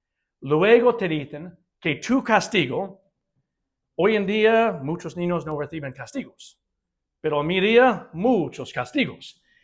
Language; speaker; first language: Spanish; non-native, fluent; English